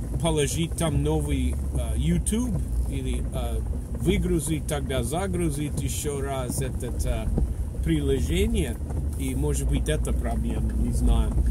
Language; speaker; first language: Russian; non-native, fluent; English